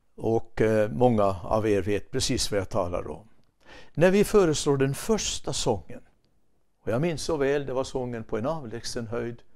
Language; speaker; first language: Swedish; native; Swedish